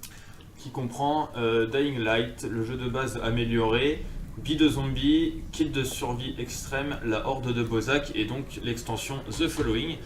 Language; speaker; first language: French; native; French